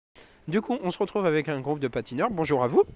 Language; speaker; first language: French; native; French